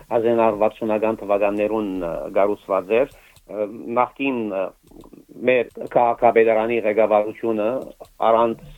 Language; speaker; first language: Armenian; early bilingual, heritage; Armenian